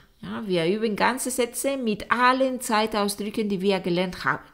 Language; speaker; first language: German; non-native, fluent; Spanish